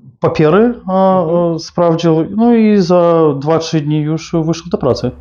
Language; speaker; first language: Polish; non-native, learner; Ukrainian